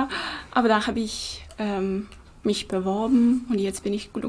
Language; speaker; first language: German; non-native, fluent; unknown